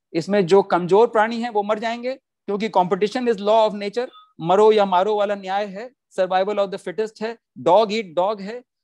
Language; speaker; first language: Hindi; native; Hindi